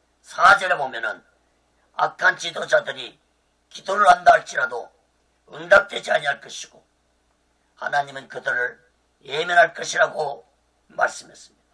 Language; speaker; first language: Korean; native; Korean